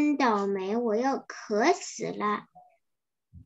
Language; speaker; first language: Chinese; early bilingual, heritage; Chinese